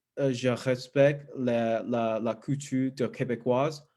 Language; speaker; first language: French; non-native, learner; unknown